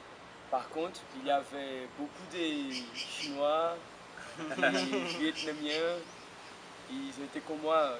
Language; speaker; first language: French; non-native, fluent; Portuguese